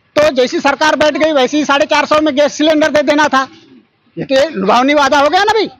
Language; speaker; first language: Hindi; native; Hindi